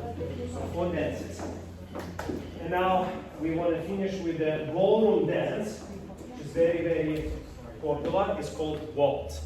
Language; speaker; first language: English; non-native, fluent; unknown